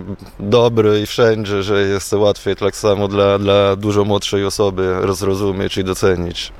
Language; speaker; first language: Polish; non-native, fluent; Italian